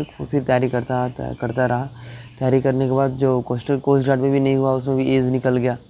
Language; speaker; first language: Hindi; non-native, local second language; Bangla